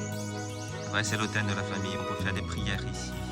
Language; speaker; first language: French; non-native, fluent; Vietnamese